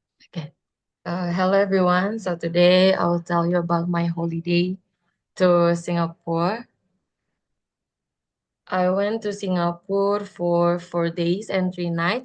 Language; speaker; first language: English; non-native, learner; Indonesian